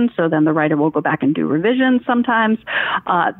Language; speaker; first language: English; native; English